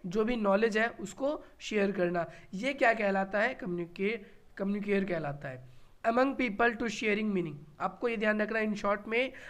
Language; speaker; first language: Hindi; native; Hindi